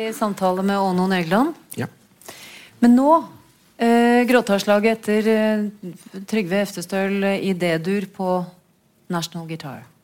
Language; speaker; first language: Norwegian; native; Norwegian